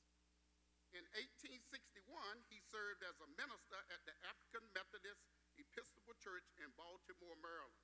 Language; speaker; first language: English; native; English